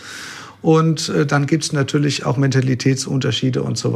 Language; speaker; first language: German; native; German